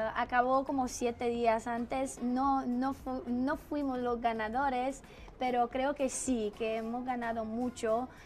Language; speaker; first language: Spanish; non-native, fluent; Romanian